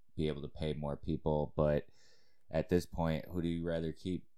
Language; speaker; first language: English; native; English